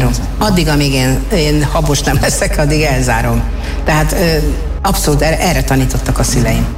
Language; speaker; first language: Hungarian; native; Hungarian